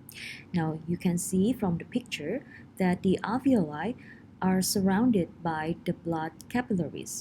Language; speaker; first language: English; non-native, fluent; Indonesian